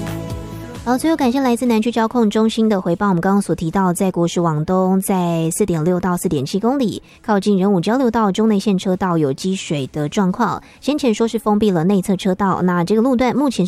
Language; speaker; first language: Chinese; native; Chinese